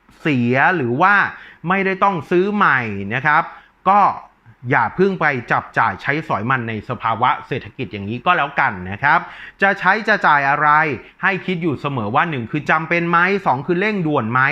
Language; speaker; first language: Thai; native; Thai